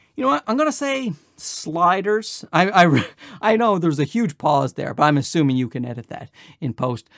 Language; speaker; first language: English; native; English